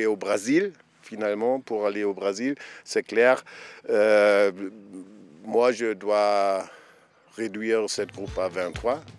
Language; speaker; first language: French; non-native, fluent; German